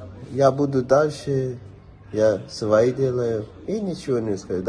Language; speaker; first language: Russian; non-native, local second language; Persian